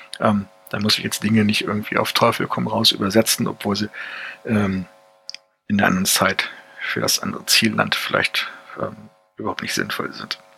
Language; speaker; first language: German; native; German